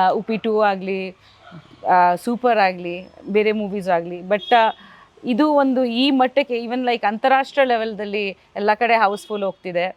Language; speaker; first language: Kannada; non-native, fluent; Bangla